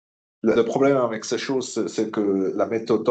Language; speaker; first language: French; non-native, local second language; German